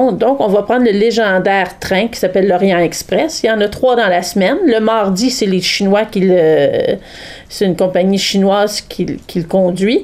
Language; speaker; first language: French; native; French